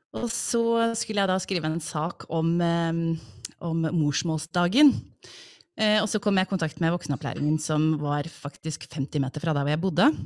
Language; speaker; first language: Norwegian; early bilingual, other home language; English